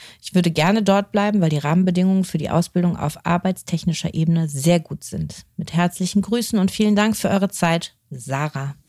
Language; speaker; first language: German; native; German